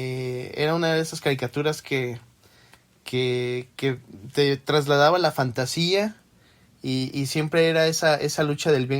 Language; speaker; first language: Spanish; native; Spanish